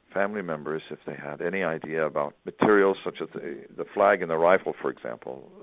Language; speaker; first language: English; native; English